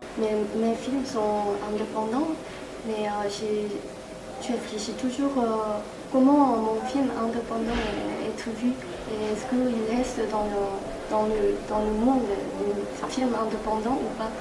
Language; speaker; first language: French; non-native, fluent; Korean